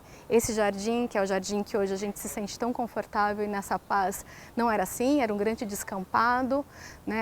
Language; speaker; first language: Portuguese; native; Portuguese